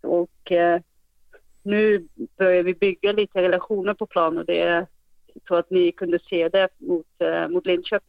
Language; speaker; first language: Swedish; non-native, fluent; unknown